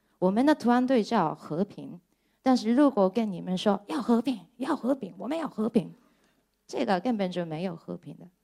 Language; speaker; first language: Chinese; non-native, fluent; Japanese